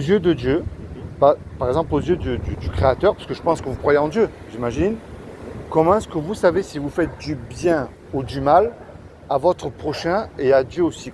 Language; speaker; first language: French; native; French